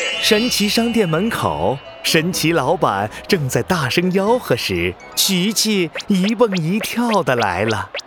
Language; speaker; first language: Chinese; native; Chinese